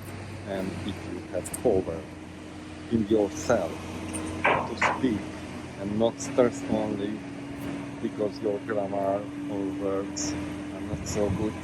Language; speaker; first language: English; non-native, learner; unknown